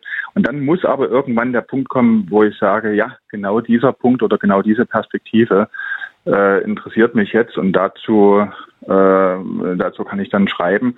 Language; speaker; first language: German; native; German